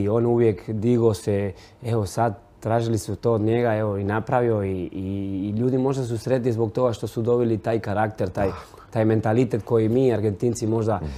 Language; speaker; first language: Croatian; non-native, fluent; Spanish